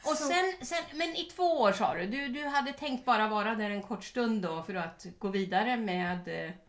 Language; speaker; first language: Swedish; native; Swedish